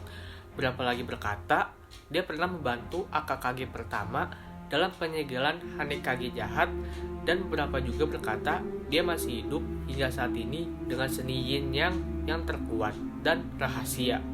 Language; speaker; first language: Indonesian; native; Indonesian